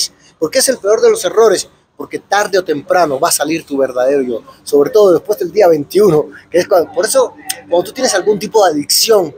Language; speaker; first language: Spanish; native; Spanish